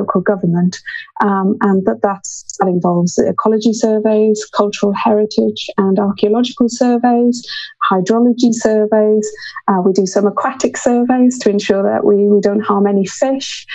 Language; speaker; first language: English; native; English